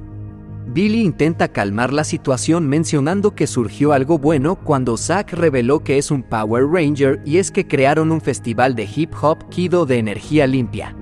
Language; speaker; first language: Spanish; native; Spanish